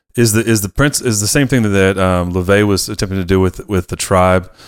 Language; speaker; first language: English; native; English